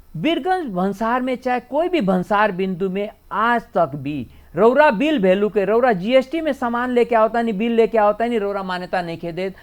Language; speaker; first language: Bhojpuri; native; Bhojpuri